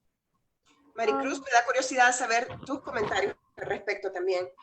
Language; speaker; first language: Spanish; native; Spanish